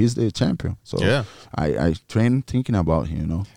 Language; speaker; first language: English; non-native, fluent; Portuguese